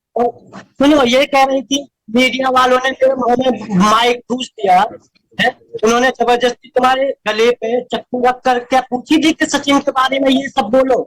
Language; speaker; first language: Hindi; native; Hindi